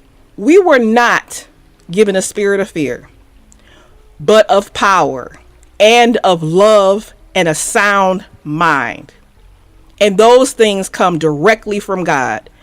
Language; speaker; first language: English; native; English